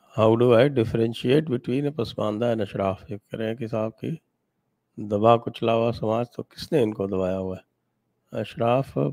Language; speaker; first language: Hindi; native; Hindi